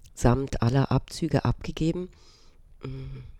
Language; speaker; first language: German; early bilingual, other home language; Romanian